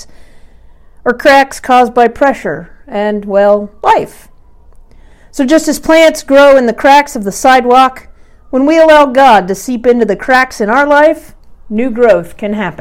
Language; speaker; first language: English; native; English